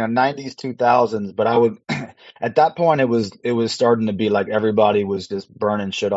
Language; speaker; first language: English; native; English